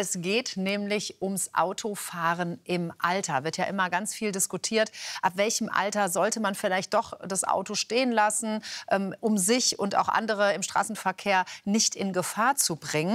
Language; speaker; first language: German; native; German